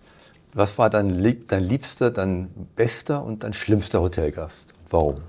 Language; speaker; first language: German; native; German